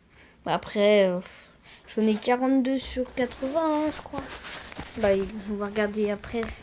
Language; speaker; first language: French; native; French